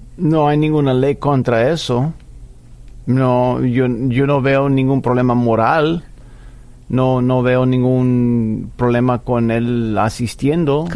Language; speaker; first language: Spanish; non-native, fluent; English